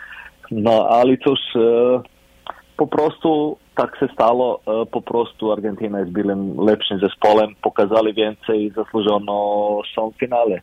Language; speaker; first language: Polish; non-native, fluent; Croatian